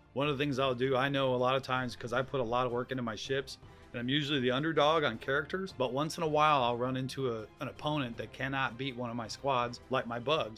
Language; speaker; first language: English; native; English